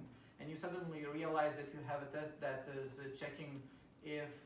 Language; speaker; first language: English; non-native, fluent; Lithuanian